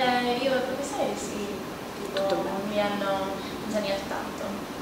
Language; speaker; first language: Italian; non-native, fluent; Maltese